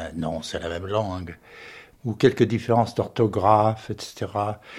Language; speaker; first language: French; native; French